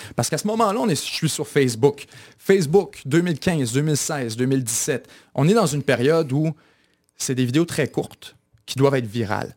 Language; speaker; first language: French; native; French